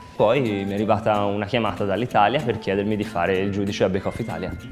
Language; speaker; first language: Italian; native; Italian